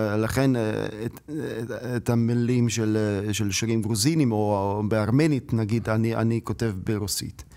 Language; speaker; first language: Hebrew; non-native, learner; Russian